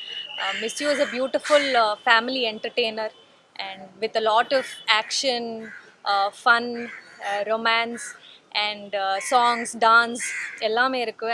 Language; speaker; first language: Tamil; non-native, learner; Kannada